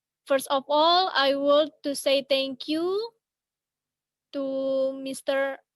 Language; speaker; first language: English; non-native, learner; Indonesian